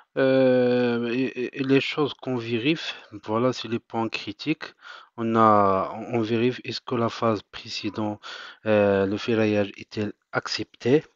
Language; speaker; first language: French; non-native, local second language; Arabic